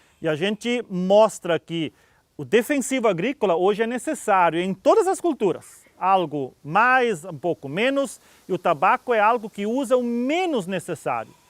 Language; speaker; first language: Portuguese; native; Portuguese